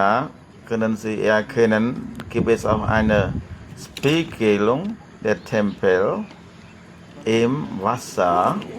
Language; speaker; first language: German; non-native, learner; Khmer